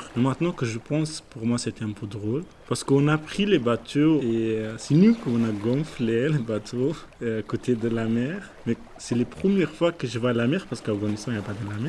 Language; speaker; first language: French; non-native, learner; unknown